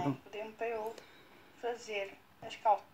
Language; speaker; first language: Portuguese; native; Portuguese